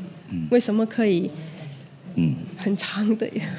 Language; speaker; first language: Chinese; non-native, fluent; Indonesian